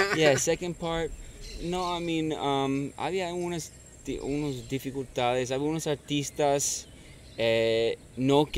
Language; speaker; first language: Spanish; non-native, fluent; English